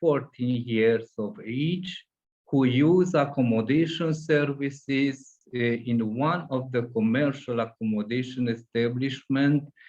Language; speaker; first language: English; non-native, fluent; Hungarian